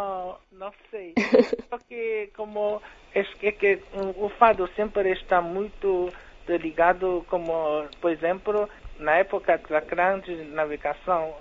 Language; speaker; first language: Portuguese; non-native, fluent; Chinese